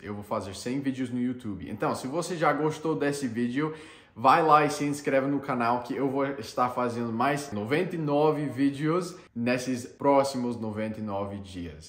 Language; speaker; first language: Portuguese; non-native, fluent; English